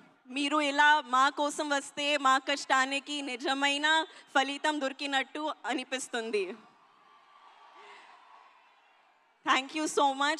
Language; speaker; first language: Telugu; non-native, learner; Hindi